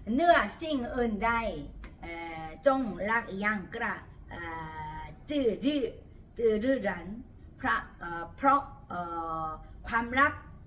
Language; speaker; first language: Thai; non-native, fluent; Korean